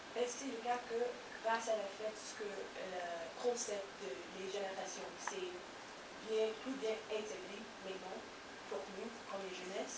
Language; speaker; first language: French; non-native, learner; English